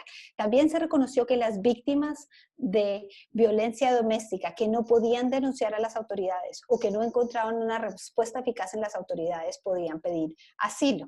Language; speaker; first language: Spanish; native; Spanish